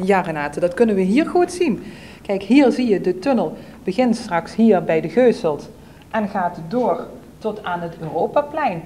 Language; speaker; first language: Dutch; native; Dutch